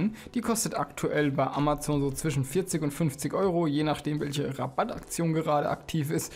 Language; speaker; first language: German; native; German